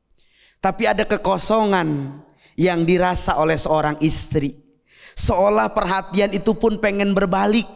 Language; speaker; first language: Indonesian; native; Indonesian